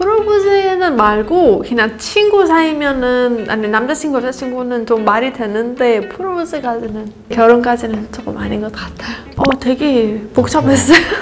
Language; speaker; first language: Korean; non-native, learner; Persian